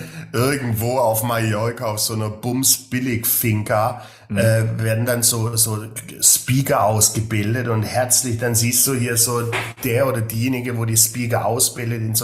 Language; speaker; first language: German; native; German